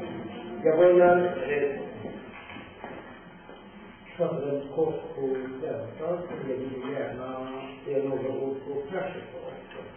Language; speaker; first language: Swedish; non-native, fluent; Persian